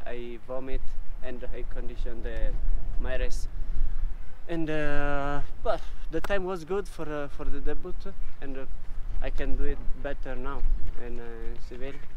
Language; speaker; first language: English; non-native, learner; Italian